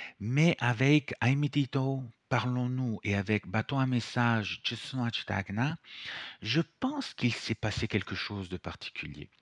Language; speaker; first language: French; non-native, fluent; Italian